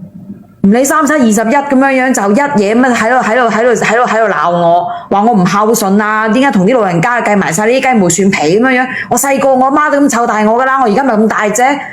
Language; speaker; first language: Cantonese; native; Cantonese